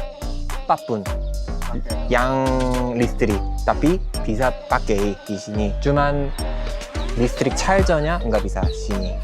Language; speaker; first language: Indonesian; non-native, fluent; Korean